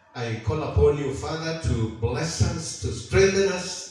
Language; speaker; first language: English; non-native, local second language; Swahili